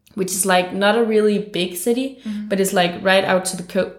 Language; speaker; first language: English; non-native, fluent; Danish